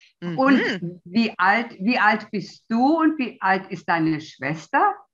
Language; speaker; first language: German; non-native, fluent; Italian